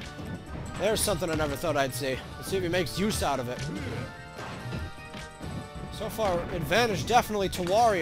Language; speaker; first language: English; native; English